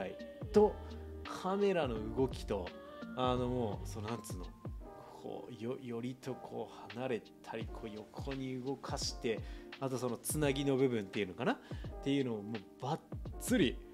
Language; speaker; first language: Japanese; native; Japanese